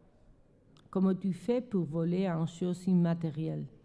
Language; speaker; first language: French; non-native, learner; Spanish